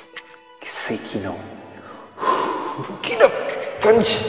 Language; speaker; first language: Japanese; non-native, learner; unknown